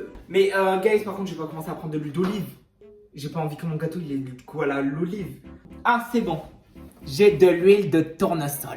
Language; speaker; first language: French; native; French